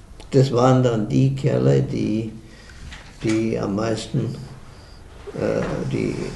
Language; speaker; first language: German; early bilingual, heritage; German